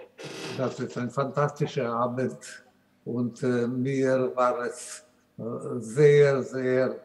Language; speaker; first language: German; non-native, learner; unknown